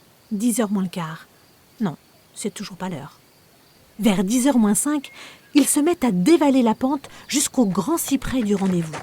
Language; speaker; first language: French; native; French